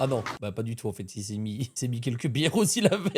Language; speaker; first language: French; native; French